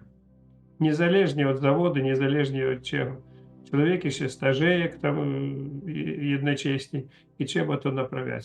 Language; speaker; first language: Polish; non-native, learner; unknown